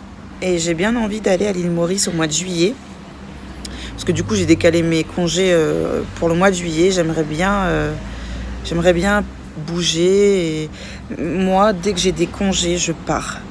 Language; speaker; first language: French; native; French